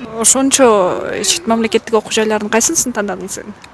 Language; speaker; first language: Kyrgyz; native; Kyrgyz